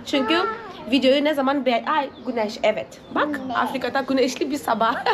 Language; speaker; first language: Turkish; non-native, fluent; Portuguese